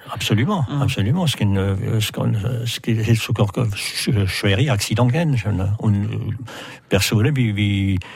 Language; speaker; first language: German; non-native, local second language; French